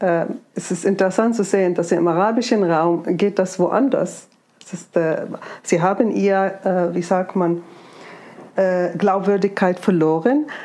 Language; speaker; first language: German; non-native, fluent; Arabic